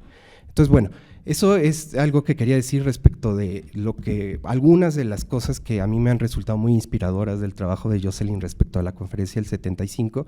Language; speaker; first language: Spanish; native; Spanish